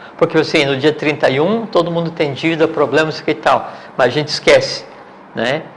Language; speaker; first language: Portuguese; native; Portuguese